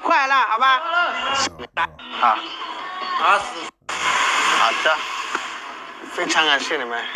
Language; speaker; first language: Chinese; non-native, fluent; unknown